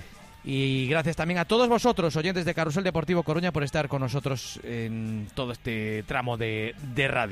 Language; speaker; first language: Spanish; native; Spanish